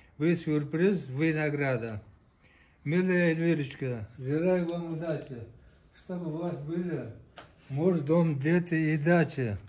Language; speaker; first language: Russian; non-native, local second language; Uzbek